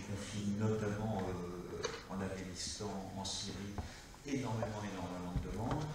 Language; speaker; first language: French; native; French